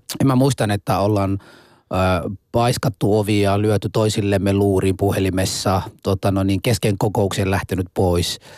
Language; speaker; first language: Finnish; non-native, fluent; Arabic